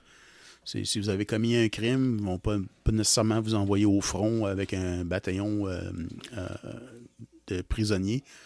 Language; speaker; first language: French; native; French